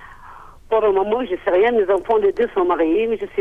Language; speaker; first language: French; non-native, local second language; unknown